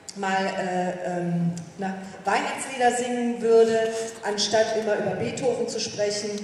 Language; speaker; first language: German; native; German